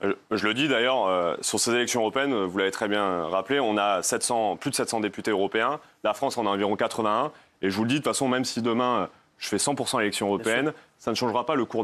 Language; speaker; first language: French; native; French